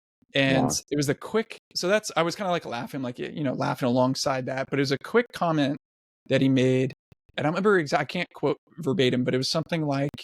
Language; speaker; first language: English; native; English